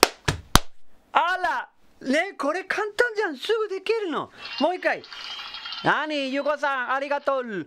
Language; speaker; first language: Japanese; non-native, fluent; Spanish